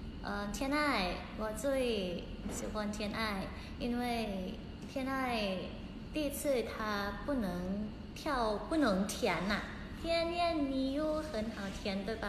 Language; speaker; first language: Chinese; non-native, learner; Thai